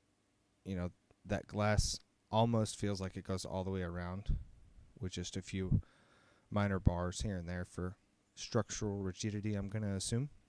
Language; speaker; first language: English; native; English